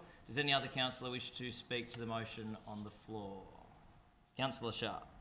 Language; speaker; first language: English; native; English